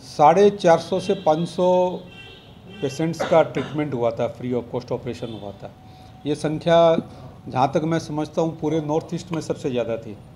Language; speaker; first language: Hindi; non-native, local second language; Marwari